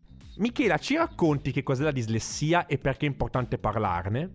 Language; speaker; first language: Italian; native; Italian